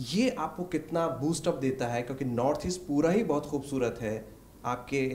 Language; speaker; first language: Hindi; native; Hindi